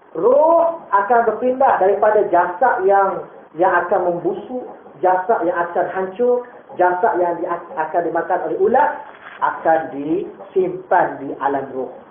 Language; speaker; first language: Malay; native; Malay